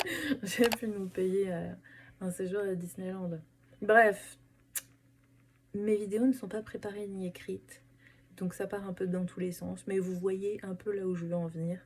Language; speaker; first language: French; native; French